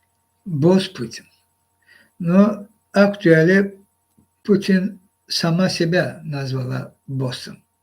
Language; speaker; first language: Russian; non-native, local second language; Azerbaijani